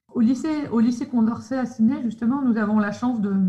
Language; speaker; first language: French; native; French